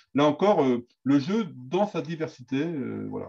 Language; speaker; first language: French; native; French